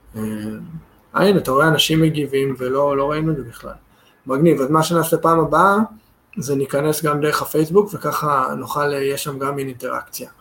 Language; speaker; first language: Hebrew; non-native, fluent; English